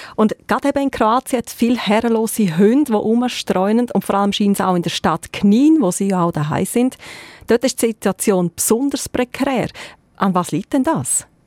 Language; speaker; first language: German; native; German